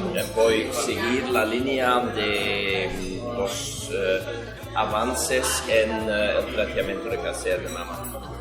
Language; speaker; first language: Spanish; non-native, fluent; Dutch